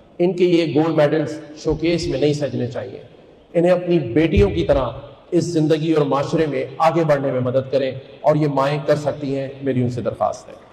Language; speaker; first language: Urdu; native; Urdu